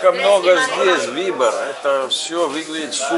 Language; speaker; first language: Russian; non-native, fluent; English